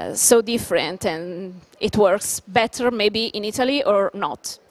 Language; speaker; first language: English; non-native, learner; Italian